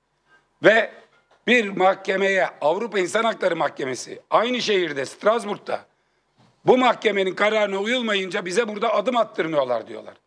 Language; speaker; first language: Turkish; native; Turkish